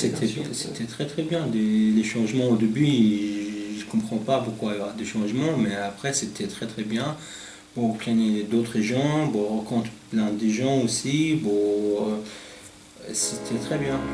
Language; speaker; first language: French; non-native, learner; Arabic